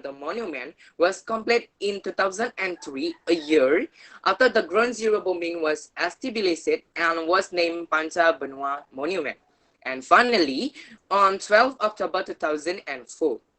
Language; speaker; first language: English; non-native, learner; Indonesian